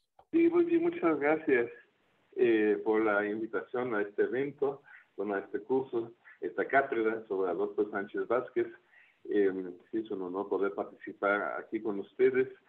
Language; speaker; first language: Spanish; non-native, fluent; German